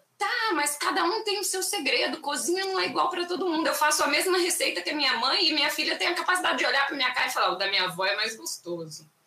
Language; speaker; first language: Portuguese; native; Portuguese